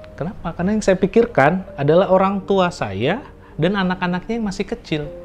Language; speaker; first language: Indonesian; native; Indonesian